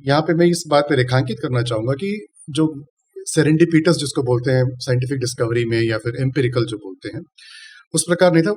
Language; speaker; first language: Hindi; non-native, local second language; Tamil